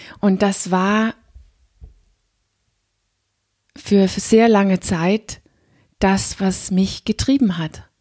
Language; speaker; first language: German; non-native, fluent; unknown